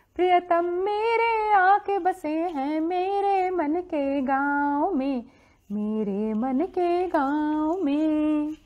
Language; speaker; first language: Hindi; native; Hindi